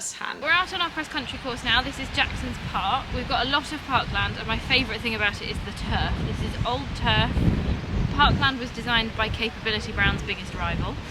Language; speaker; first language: English; native; English